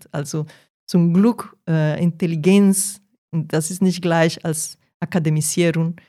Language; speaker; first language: German; non-native, fluent; Portuguese